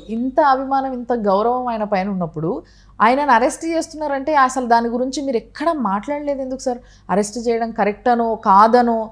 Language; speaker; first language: Telugu; native; Telugu